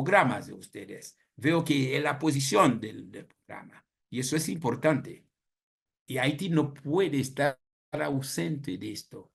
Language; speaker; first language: Spanish; non-native, fluent; Haitian Creole